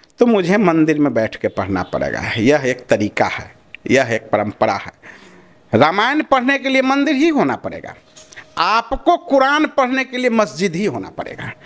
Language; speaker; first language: Hindi; non-native, local second language; Maithili